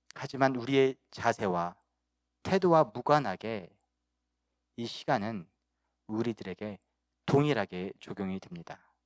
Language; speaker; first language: Korean; early bilingual, heritage; Korean